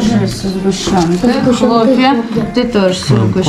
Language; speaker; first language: Russian; native; Russian